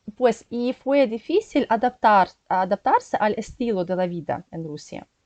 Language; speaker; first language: Spanish; non-native, learner; Russian